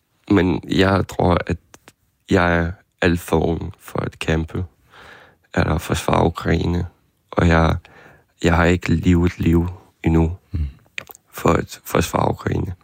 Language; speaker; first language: Danish; non-native, fluent; Ukrainian